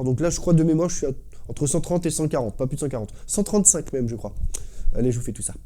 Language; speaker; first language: French; native; French